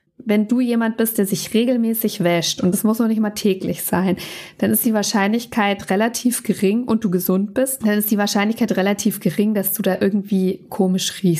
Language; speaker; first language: German; native; German